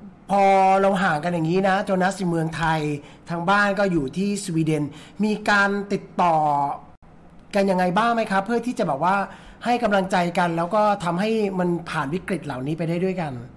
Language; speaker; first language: Thai; native; Thai